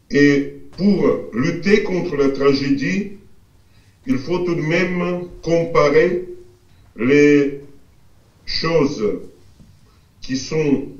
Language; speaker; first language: French; non-native, fluent; Russian